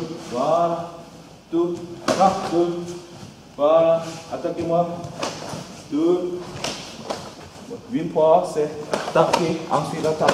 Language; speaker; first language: French; non-native, learner; Korean